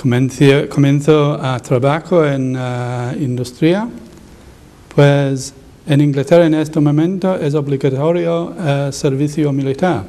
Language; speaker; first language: Spanish; non-native, learner; English